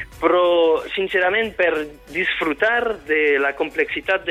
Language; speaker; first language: Catalan; non-native, fluent; French